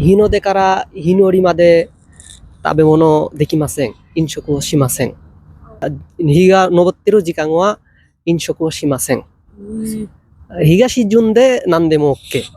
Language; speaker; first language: Japanese; non-native, learner; Bangla